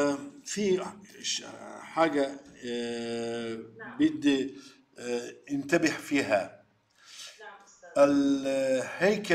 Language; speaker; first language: Arabic; non-native, learner; Turkish